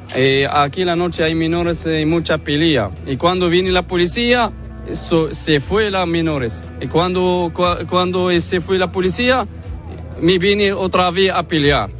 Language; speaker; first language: Spanish; non-native, learner; Arabic